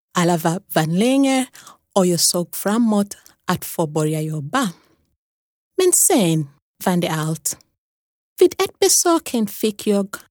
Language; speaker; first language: Swedish; non-native, fluent; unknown